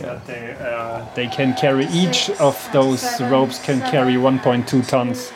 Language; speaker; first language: English; non-native, fluent; German